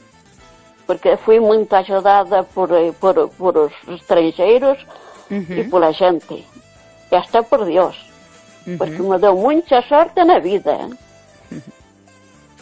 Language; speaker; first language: Spanish; non-native, learner; Portuguese